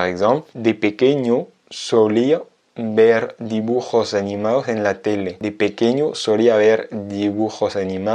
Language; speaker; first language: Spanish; non-native, fluent; French